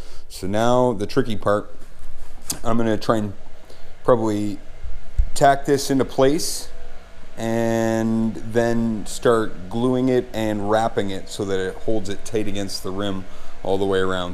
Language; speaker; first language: English; native; English